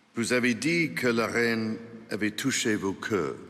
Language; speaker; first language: French; non-native, fluent; English